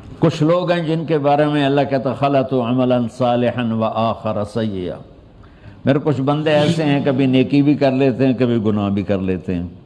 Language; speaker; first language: Urdu; non-native, local second language; Punjabi